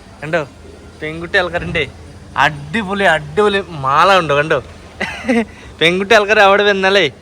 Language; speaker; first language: Malayalam; non-native, learner; Bangla